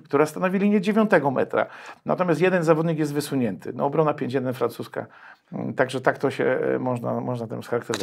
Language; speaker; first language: Polish; native; Polish